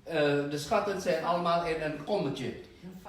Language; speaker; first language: Dutch; non-native, fluent; Indonesian